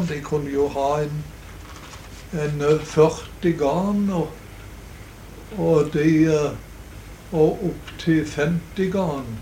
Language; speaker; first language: Norwegian; native; Norwegian